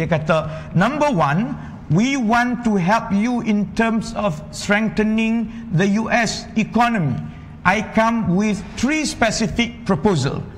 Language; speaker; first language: English; non-native, local second language; Malay